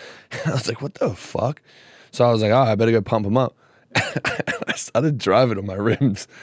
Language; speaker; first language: English; native; English